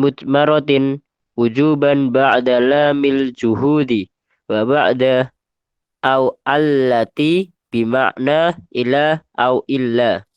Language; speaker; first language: Arabic; non-native, learner; Indonesian